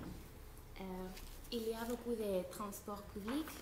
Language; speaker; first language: French; non-native, fluent; Spanish